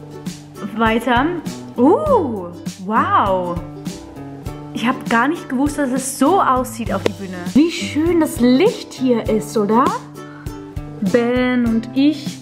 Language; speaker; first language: German; non-native, fluent; Dutch